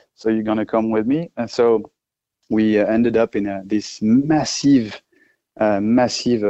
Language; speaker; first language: English; non-native, fluent; French